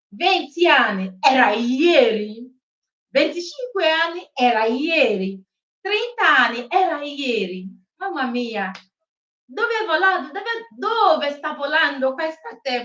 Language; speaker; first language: Italian; non-native, learner; Igbo